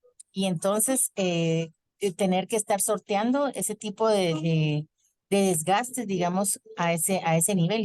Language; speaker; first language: Spanish; native; Spanish